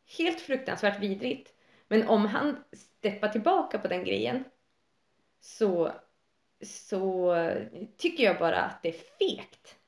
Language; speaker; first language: Swedish; native; Swedish